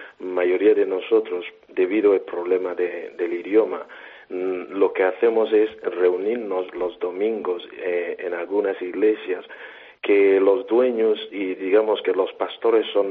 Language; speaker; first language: Spanish; non-native, fluent; Igbo